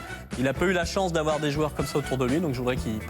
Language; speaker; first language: French; native; French